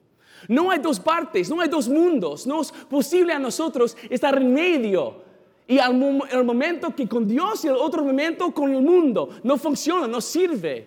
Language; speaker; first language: Spanish; non-native, fluent; English